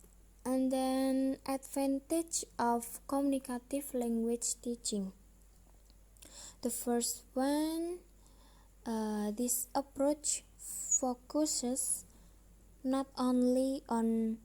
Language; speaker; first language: English; non-native, learner; Indonesian